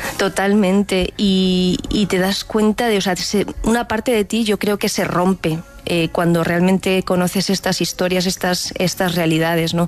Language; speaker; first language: Spanish; native; Spanish